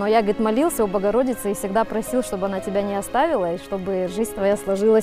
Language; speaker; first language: Russian; native; Russian